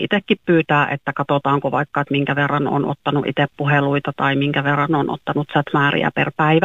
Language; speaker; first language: Finnish; native; Finnish